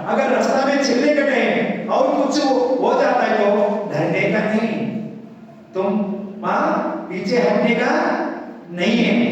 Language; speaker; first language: Hindi; non-native, local second language; Telugu